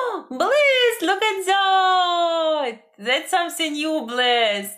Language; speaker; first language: English; non-native, fluent; Ukrainian